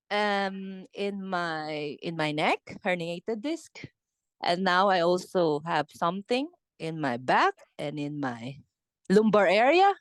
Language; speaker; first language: English; non-native, local second language; Filipino